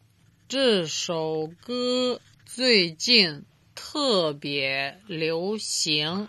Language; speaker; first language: Chinese; non-native, learner; Serbian